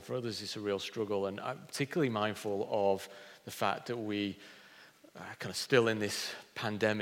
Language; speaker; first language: English; native; English